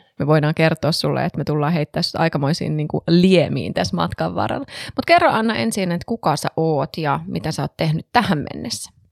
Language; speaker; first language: Finnish; native; Finnish